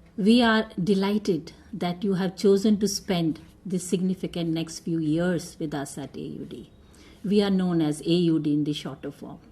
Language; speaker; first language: English; non-native, local second language; Hindi